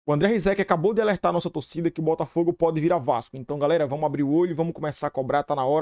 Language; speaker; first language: Portuguese; native; Portuguese